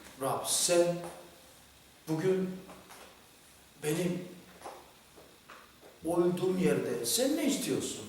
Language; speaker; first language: Turkish; non-native, fluent; Korean